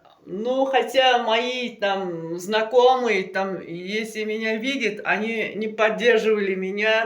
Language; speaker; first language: Russian; non-native, local second language; Uzbek